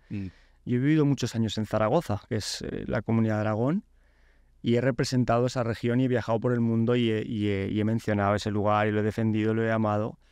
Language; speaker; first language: Spanish; early bilingual, other home language; Polish